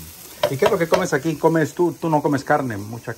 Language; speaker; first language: Spanish; native; Spanish